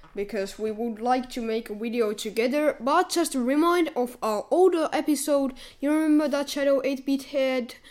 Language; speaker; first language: English; non-native, fluent; Finnish